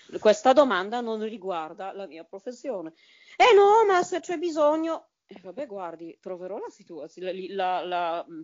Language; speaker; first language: Italian; non-native, fluent; Polish